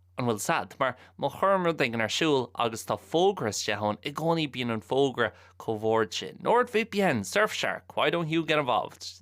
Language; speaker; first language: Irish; non-native, local second language; English